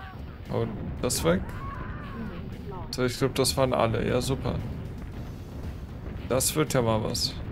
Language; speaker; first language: German; native; German